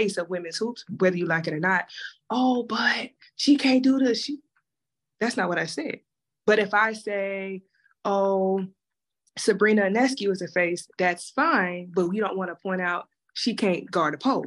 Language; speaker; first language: English; native; English